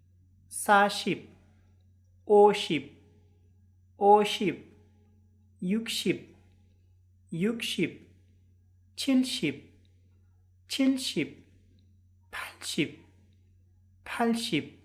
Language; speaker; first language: Korean; non-native, fluent; Uzbek